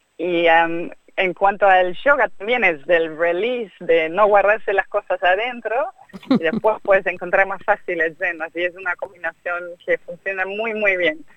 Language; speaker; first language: Spanish; non-native, fluent; German